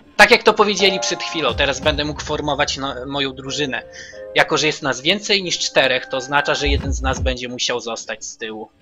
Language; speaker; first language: Polish; native; Polish